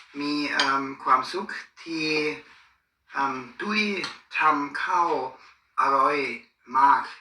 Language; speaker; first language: Thai; non-native, learner; German